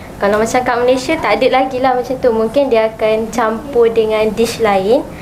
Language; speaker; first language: Malay; native; Malay